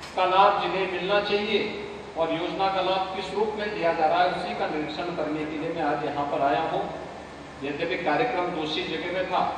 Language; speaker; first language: Hindi; native; Hindi